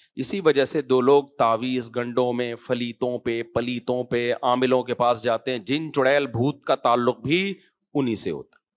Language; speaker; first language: Urdu; native; Urdu